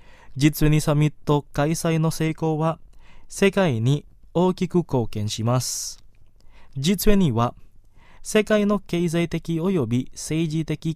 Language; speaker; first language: Japanese; non-native, fluent; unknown